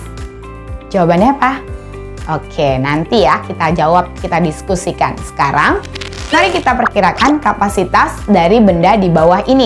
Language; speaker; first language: Indonesian; native; Indonesian